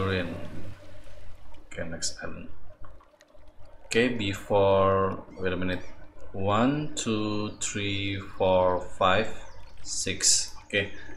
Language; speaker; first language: English; non-native, learner; Indonesian